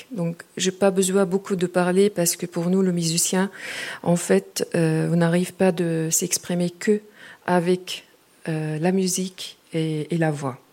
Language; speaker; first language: French; non-native, fluent; Arabic